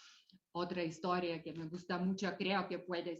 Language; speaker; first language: Spanish; non-native, fluent; Lithuanian